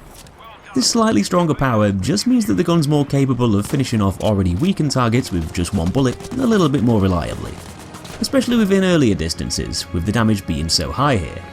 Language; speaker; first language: English; native; English